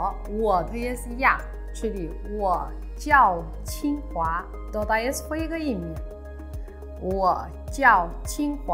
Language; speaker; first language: Polish; non-native, learner; Chinese